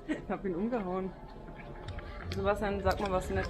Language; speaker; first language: German; native; German